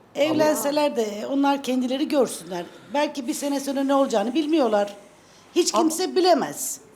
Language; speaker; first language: Turkish; native; Turkish